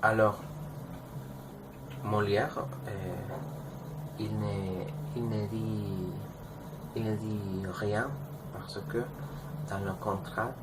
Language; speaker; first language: French; non-native, learner; Spanish